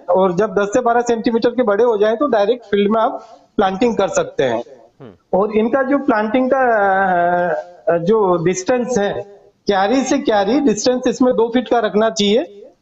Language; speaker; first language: Hindi; non-native, local second language; Gujarati